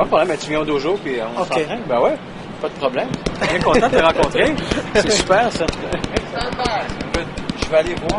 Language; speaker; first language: French; native; French